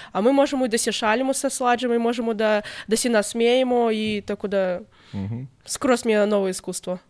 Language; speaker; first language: Serbian; non-native, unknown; Russian